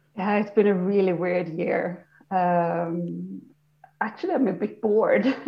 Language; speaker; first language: English; non-native, fluent; Swedish